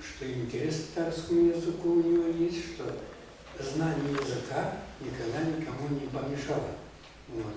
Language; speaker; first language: Russian; non-native, local second language; Tatar